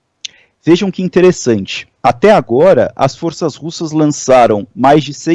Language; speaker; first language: Portuguese; native; Portuguese